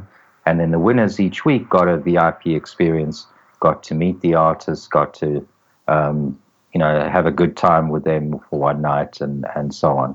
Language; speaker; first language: English; native; English